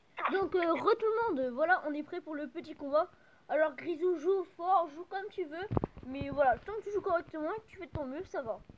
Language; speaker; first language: French; native; French